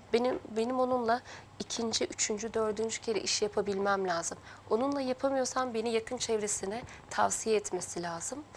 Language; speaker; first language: Turkish; early bilingual, heritage; Turkish